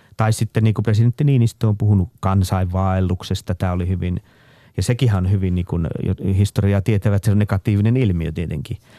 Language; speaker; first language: Finnish; native; Finnish